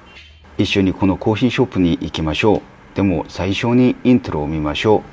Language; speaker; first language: Japanese; non-native, learner; Korean